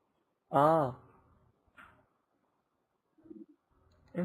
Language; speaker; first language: Chinese; non-native, fluent; Indonesian